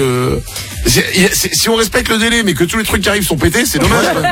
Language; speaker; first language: French; native; French